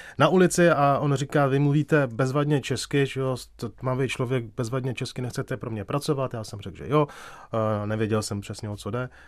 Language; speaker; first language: Czech; native; Czech